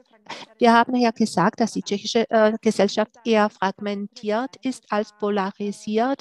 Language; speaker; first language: German; non-native, fluent; Czech